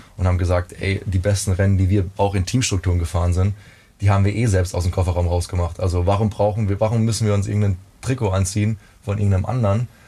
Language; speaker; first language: German; native; German